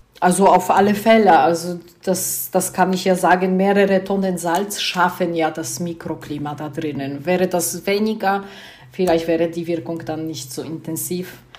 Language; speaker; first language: German; non-native, fluent; Polish